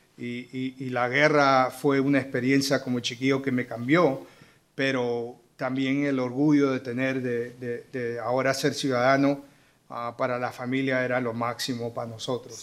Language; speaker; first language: Spanish; early bilingual, heritage; Spanish